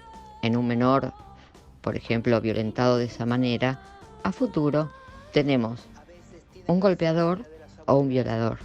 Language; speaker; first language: Spanish; native; Spanish